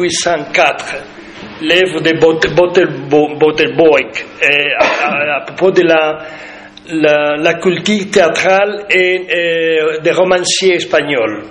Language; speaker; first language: French; non-native, fluent; Spanish